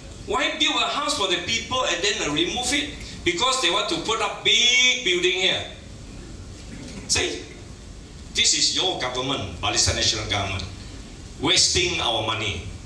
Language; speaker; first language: English; non-native, local second language; Chinese